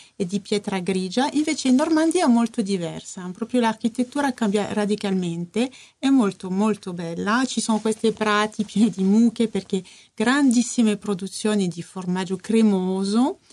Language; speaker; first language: Italian; non-native, fluent; French